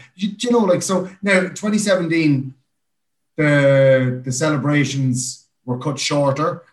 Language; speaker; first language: English; native; English